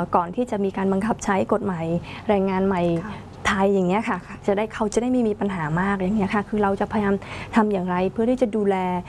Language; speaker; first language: Thai; non-native, fluent; Khmer